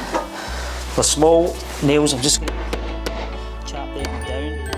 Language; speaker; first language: English; native; English